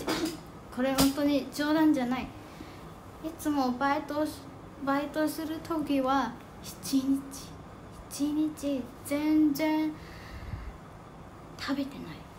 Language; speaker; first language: Japanese; non-native, fluent; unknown